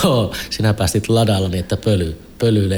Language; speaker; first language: Finnish; native; Finnish